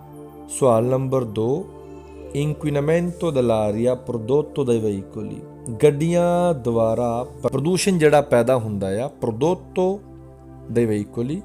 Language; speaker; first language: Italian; non-native, fluent; Punjabi